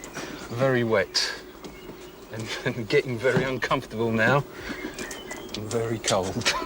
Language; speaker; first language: English; native; English